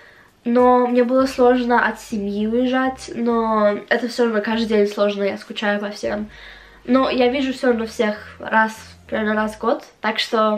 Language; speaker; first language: Russian; early bilingual, heritage; Russian